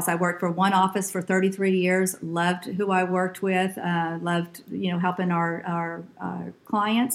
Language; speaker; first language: English; native; English